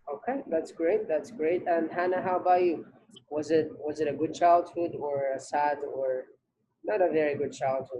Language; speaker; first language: English; non-native, fluent; Central Kurdish